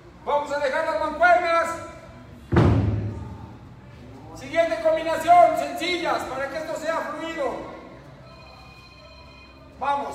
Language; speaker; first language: Spanish; native; Spanish